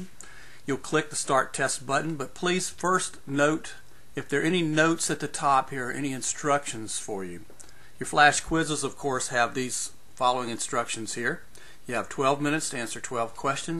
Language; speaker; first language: English; native; English